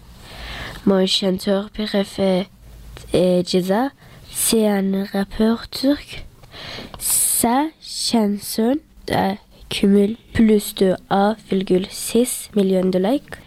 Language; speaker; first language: French; early bilingual, other home language; Turkish